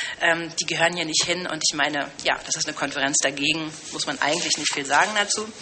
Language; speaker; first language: German; early bilingual, other home language; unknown